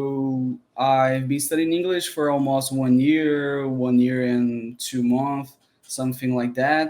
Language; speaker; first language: English; non-native, learner; Portuguese